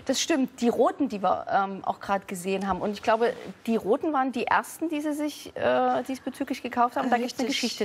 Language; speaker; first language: German; native; German